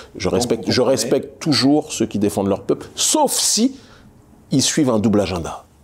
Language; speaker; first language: French; native; French